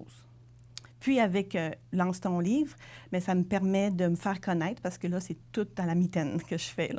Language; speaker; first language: French; native; French